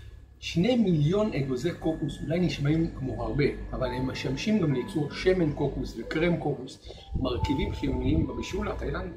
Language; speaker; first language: Hebrew; native; Hebrew